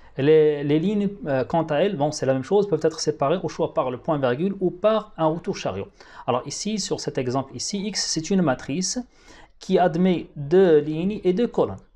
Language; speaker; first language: French; non-native, local second language; Arabic